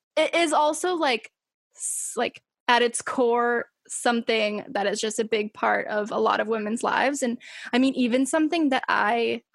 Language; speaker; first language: English; native; English